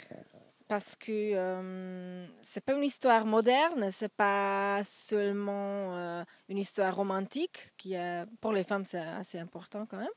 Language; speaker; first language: French; non-native, fluent; Hungarian